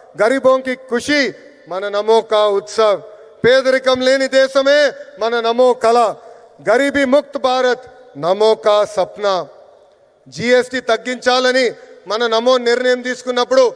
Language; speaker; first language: Telugu; native; Telugu